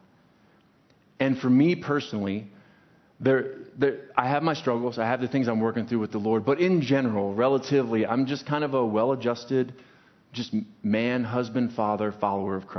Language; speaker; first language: English; native; English